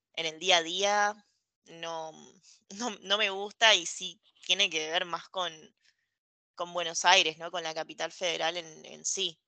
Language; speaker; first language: Spanish; native; Spanish